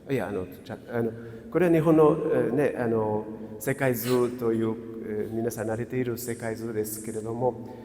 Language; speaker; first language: Japanese; non-native, fluent; Portuguese